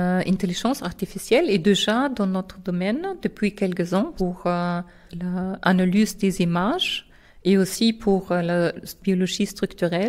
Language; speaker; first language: French; non-native, fluent; German